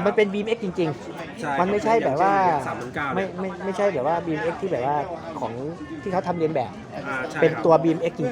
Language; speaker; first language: Thai; native; Thai